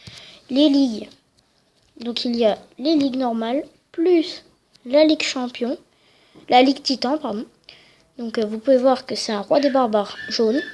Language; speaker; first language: French; native; French